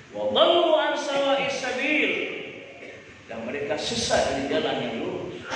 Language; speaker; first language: Malay; non-native, local second language; Achinese